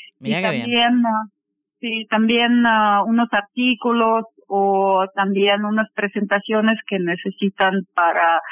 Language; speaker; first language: Spanish; non-native, fluent; Russian